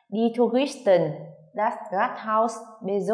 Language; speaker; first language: German; non-native, fluent; Vietnamese